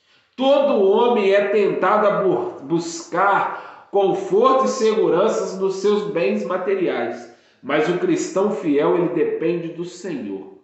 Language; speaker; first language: Portuguese; native; Portuguese